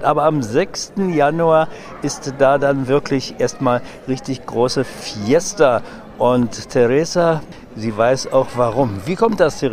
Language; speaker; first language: German; native; German